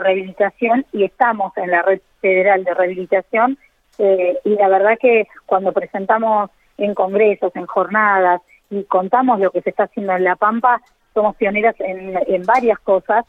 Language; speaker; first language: Spanish; native; Spanish